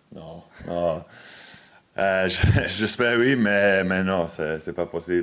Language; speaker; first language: French; non-native, fluent; English